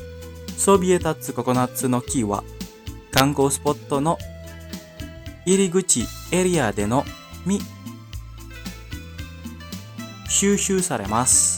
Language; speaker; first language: Japanese; non-native, fluent; Indonesian